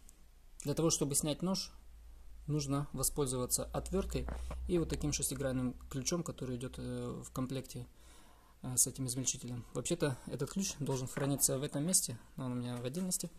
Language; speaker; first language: Russian; native; Russian